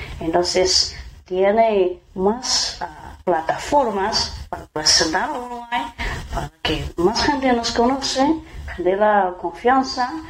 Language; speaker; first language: Spanish; non-native, fluent; Chinese